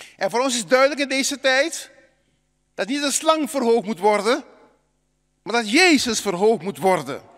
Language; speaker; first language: Dutch; native; Dutch